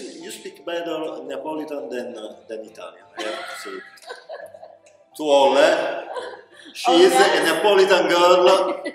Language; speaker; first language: English; non-native, learner; Italian